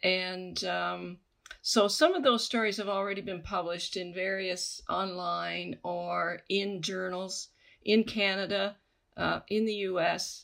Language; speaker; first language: English; native; English